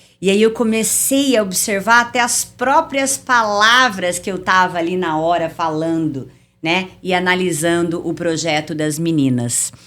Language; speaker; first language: Portuguese; native; Portuguese